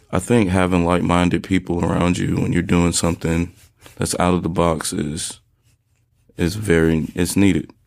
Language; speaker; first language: English; native; English